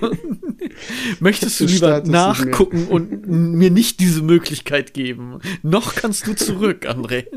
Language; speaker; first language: German; native; German